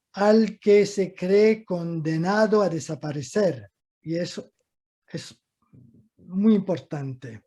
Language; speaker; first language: Spanish; non-native, fluent; French